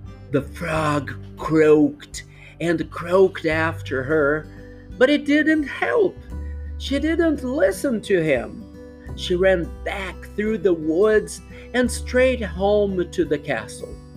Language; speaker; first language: English; non-native, fluent; Portuguese